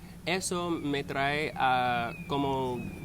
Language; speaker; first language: Spanish; non-native, learner; English